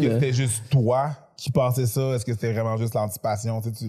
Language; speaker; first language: French; native; French